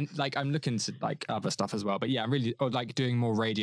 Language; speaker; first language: English; native; English